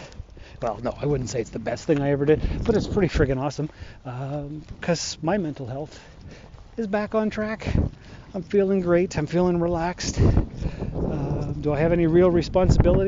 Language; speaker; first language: English; native; English